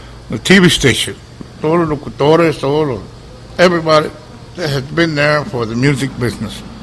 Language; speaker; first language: English; early bilingual, other home language; Spanish